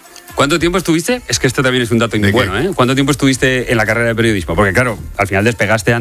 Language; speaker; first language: Spanish; native; Spanish